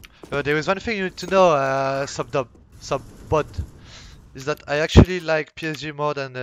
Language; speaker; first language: English; non-native, fluent; French